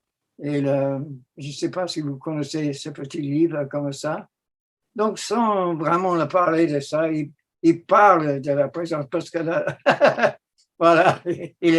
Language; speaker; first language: French; non-native, fluent; English